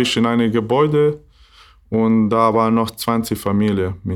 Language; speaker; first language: German; non-native, learner; Bosnian